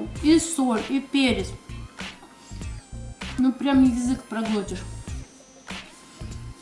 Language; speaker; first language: Russian; native; Russian